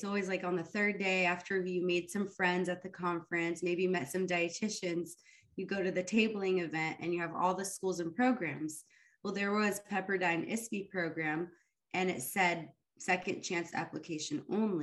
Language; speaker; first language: English; early bilingual, other home language; Arabic